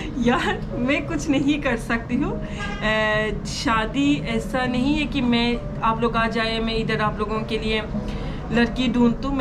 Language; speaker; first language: Urdu; non-native, fluent; Turkish